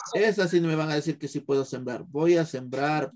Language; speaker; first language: Spanish; native; Spanish